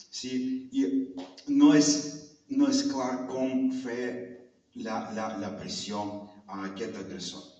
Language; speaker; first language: Catalan; non-native, fluent; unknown